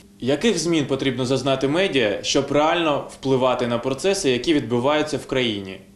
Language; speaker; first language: Ukrainian; native; Ukrainian